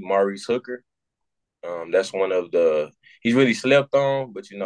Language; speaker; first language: English; native; English